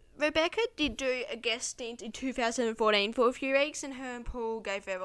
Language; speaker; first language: English; native; English